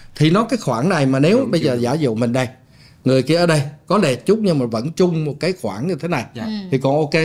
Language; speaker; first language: Vietnamese; native; Vietnamese